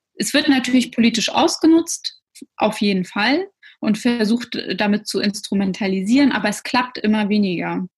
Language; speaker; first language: German; early bilingual, other home language; Russian